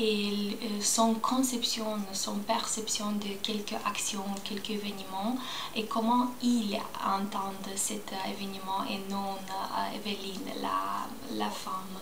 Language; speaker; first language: French; non-native, learner; Spanish